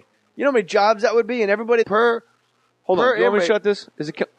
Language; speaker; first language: English; native; English